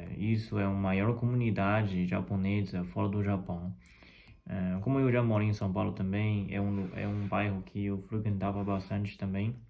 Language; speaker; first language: Portuguese; non-native, fluent; Chinese